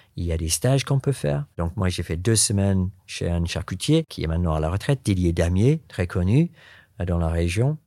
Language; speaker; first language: French; non-native, fluent; English